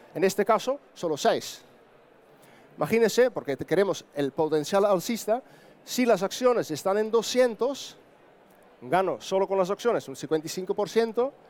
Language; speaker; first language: Spanish; non-native, fluent; Dutch